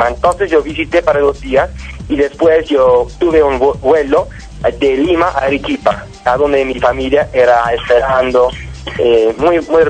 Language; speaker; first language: Spanish; non-native, learner; English